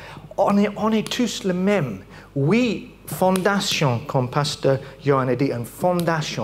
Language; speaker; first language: French; non-native, fluent; English